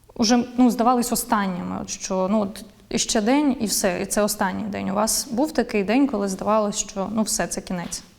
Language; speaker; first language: Ukrainian; native; Ukrainian